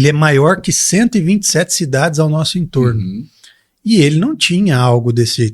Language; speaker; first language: Portuguese; native; Portuguese